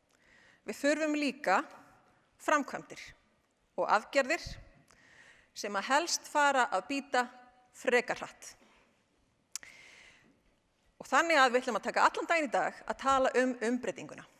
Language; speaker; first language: Icelandic; native; Icelandic